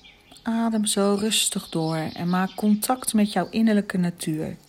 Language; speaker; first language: Dutch; native; Dutch